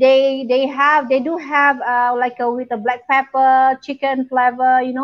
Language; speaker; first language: English; non-native, local second language; Malay